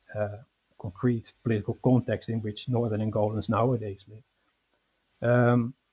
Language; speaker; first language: English; non-native, fluent; Dutch